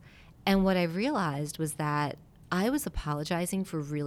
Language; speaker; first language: English; native; English